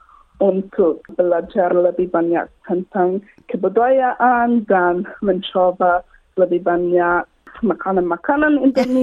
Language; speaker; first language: Indonesian; non-native, learner; English